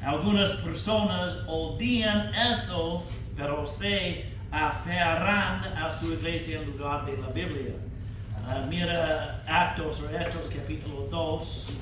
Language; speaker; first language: Spanish; non-native, fluent; English